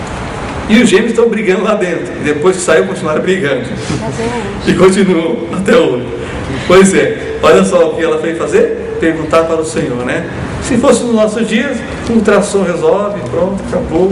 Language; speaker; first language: Portuguese; native; Portuguese